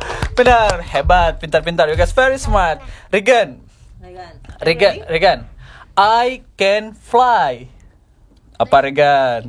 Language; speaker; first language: English; non-native, learner; Indonesian